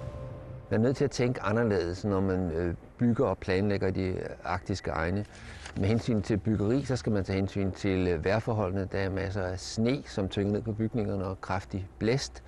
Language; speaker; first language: Danish; native; Danish